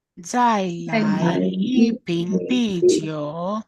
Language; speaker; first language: Chinese; non-native, learner; Greek